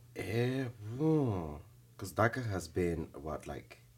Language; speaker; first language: English; early bilingual, other home language; Spanish